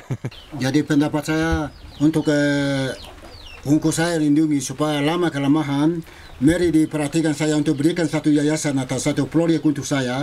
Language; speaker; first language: Indonesian; non-native, local second language; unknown